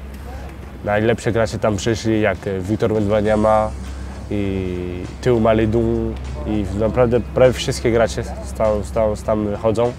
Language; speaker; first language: Polish; early bilingual, heritage; French